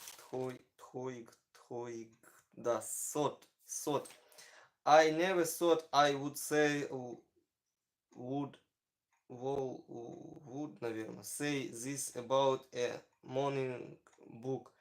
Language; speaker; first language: English; non-native, learner; Ukrainian